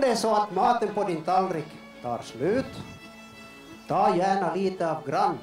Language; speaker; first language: Swedish; native; Swedish